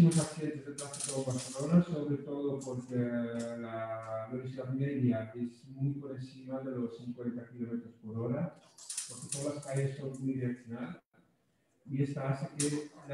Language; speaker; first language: Spanish; non-native, fluent; Dutch